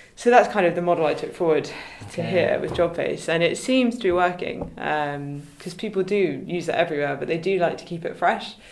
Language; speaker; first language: English; native; English